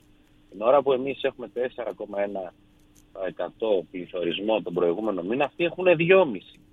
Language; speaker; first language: Greek; native; Greek